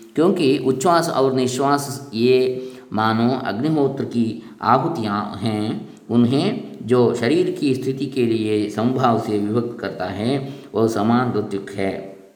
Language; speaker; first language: Hindi; non-native, local second language; Kannada